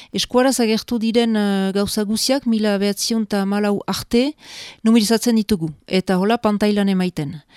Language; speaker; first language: Basque; native; Basque